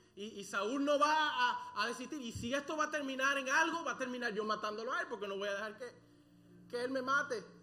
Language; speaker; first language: Spanish; early bilingual, other home language; English